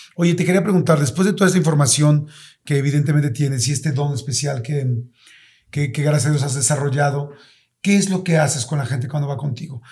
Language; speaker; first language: Spanish; native; Spanish